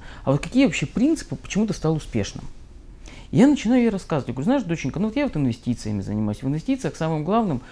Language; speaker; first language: Russian; native; Russian